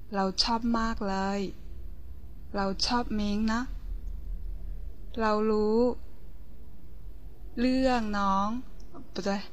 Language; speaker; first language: Thai; non-native, learner; Chinese